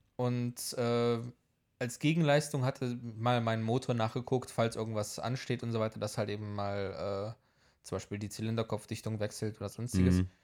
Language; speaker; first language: German; early bilingual, heritage; Polish